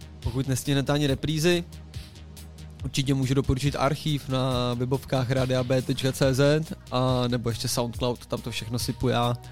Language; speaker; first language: Czech; native; Czech